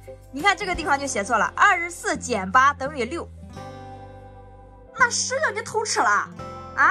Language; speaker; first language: Chinese; native; Chinese